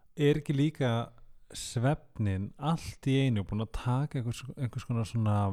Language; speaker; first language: Icelandic; native; Icelandic